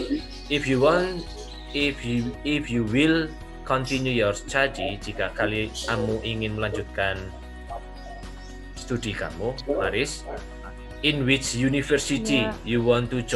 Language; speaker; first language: English; non-native, learner; Indonesian